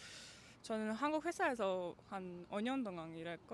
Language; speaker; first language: Korean; non-native, fluent; Georgian